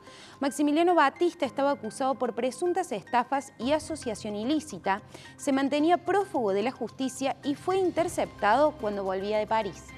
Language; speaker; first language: Spanish; native; Spanish